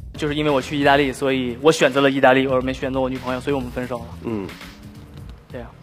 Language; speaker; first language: Chinese; native; Chinese